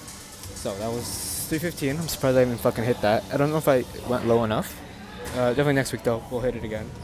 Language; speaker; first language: English; native; English